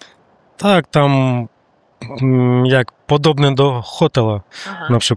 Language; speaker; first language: Polish; non-native, learner; Russian